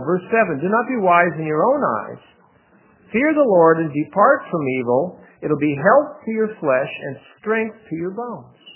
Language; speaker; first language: English; native; English